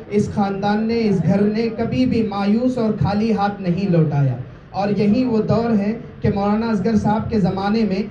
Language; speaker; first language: Urdu; native; Urdu